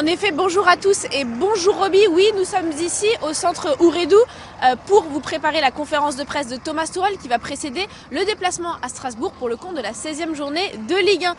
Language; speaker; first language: French; native; French